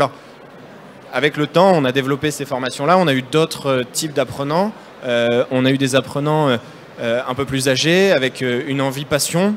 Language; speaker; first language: French; native; French